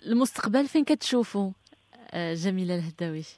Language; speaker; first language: Arabic; native; Arabic